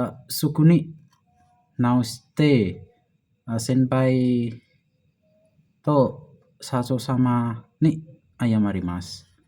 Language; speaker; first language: Japanese; non-native, learner; Indonesian